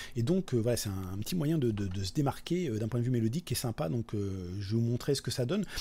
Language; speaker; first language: French; native; French